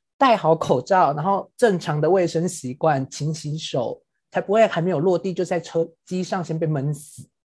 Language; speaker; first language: Chinese; native; Chinese